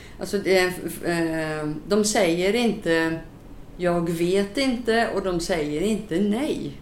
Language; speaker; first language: Swedish; native; Swedish